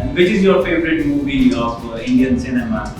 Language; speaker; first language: English; non-native, local second language; Hindi